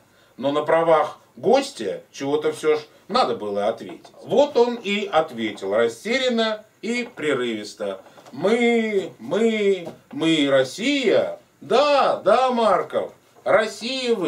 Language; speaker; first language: Russian; native; Russian